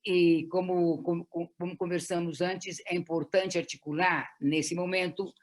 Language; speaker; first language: Portuguese; non-native, fluent; Spanish